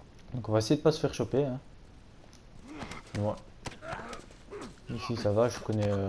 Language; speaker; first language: French; native; French